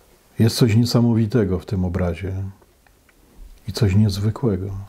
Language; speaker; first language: Polish; native; Polish